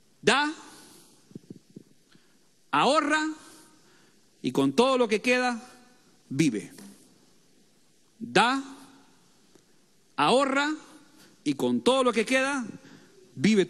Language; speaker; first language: Spanish; native; Spanish